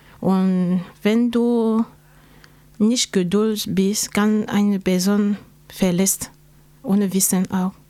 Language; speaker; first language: German; non-native, learner; French